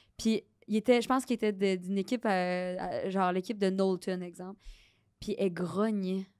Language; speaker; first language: French; native; French